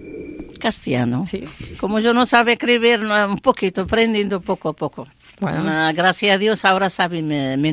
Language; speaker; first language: Spanish; non-native, learner; Arabic